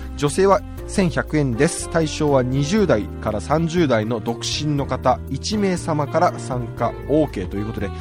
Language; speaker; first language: Japanese; native; Japanese